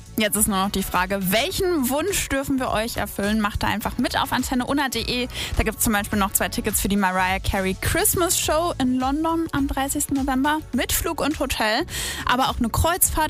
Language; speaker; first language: German; native; German